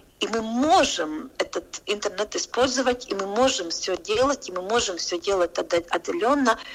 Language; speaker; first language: Russian; non-native, local second language; Latvian